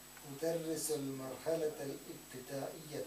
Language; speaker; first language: Arabic; non-native, learner; English